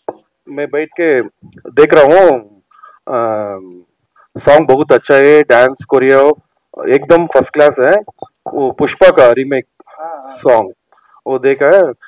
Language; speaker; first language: Hindi; non-native, local second language; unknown